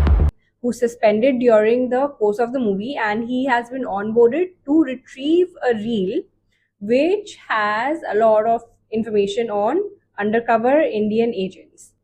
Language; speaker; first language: English; non-native, local second language; Hindi